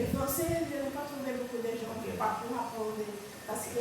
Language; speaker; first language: French; non-native, learner; Portuguese